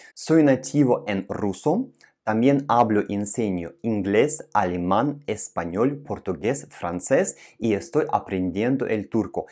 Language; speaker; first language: Spanish; non-native, fluent; Russian